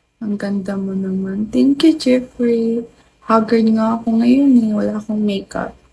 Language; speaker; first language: Filipino; non-native, local second language; Cebuano